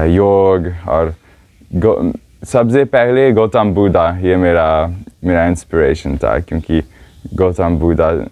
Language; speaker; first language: Hindi; non-native, learner; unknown